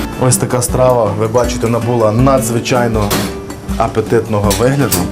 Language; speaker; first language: Ukrainian; native; Ukrainian